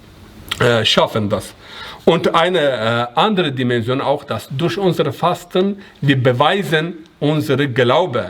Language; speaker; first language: German; non-native, learner; Persian